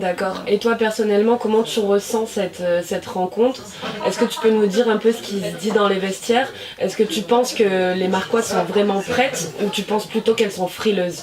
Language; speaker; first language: French; native; French